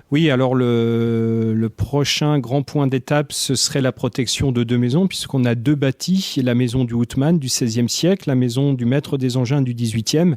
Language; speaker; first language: French; native; French